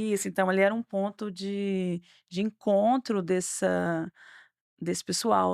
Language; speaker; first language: Portuguese; native; Portuguese